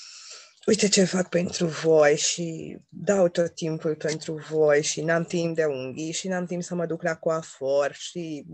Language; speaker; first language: Romanian; non-native, local second language; Hungarian